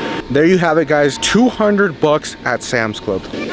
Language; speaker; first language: English; early bilingual, other home language; Spanish